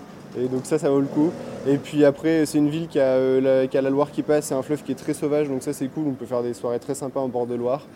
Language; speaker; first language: French; native; French